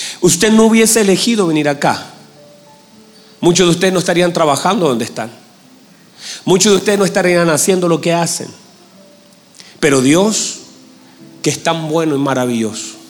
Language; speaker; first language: Spanish; native; Spanish